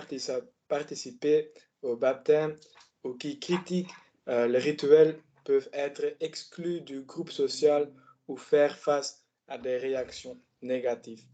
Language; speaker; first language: French; non-native, learner; Dutch